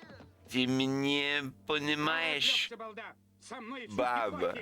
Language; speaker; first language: Russian; non-native, learner; English